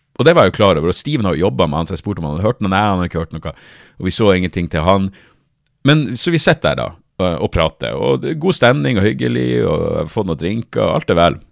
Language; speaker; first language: Norwegian; native; Norwegian